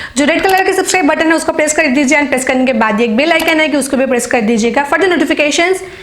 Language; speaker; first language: Hindi; non-native, local second language; Bangla